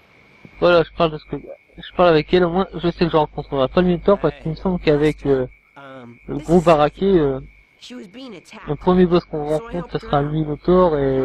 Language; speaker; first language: French; native; French